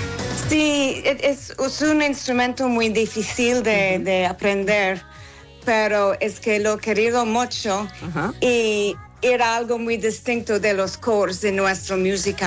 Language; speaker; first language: Spanish; non-native, learner; English